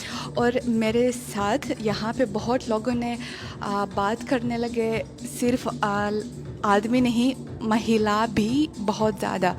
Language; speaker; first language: Hindi; non-native, fluent; Russian